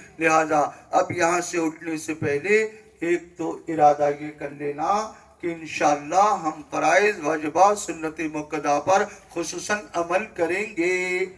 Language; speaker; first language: Urdu; native; Urdu